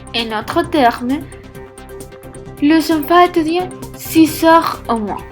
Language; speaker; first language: French; non-native, learner; Spanish